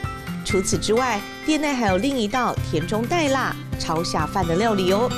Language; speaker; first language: Chinese; native; Chinese